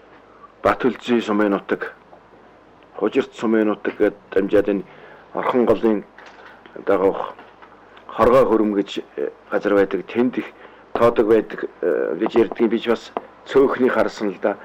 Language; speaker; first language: Mongolian; native; Mongolian